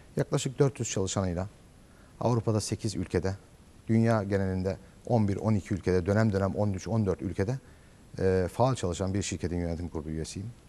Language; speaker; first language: Turkish; native; Turkish